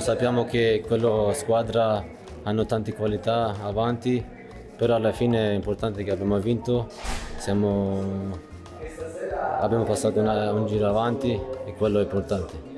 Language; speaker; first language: Italian; non-native, fluent; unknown